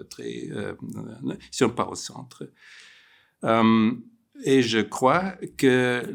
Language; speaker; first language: French; non-native, fluent; German